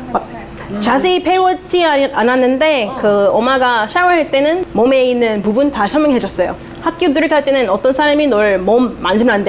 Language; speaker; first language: Korean; non-native, fluent; English